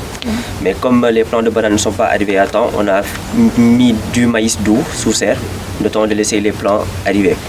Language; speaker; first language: French; non-native, local second language; Wolof